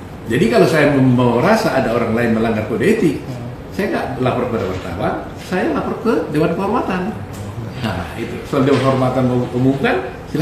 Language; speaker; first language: Indonesian; native; Indonesian